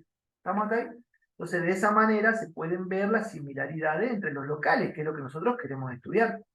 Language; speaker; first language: Spanish; native; Spanish